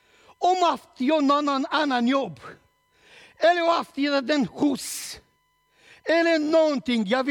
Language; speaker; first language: Swedish; non-native, learner; Romanian